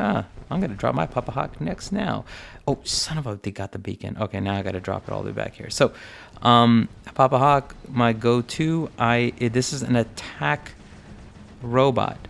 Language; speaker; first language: English; native; English